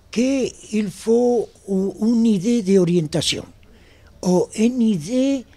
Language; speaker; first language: French; non-native, learner; Spanish